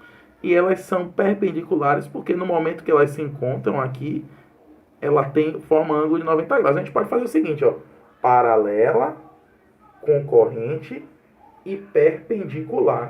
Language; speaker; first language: Portuguese; native; Portuguese